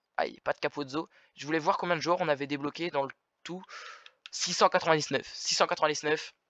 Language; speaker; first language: French; native; French